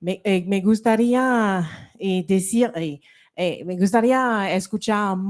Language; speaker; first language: Spanish; non-native, fluent; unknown